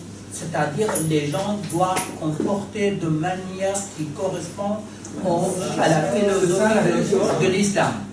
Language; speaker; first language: French; non-native, fluent; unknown